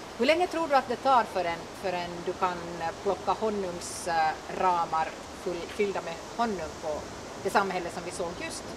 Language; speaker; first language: Swedish; native; Swedish